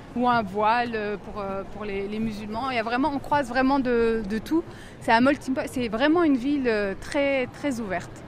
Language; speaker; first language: French; native; French